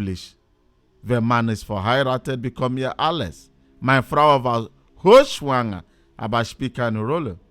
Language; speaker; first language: German; non-native, learner; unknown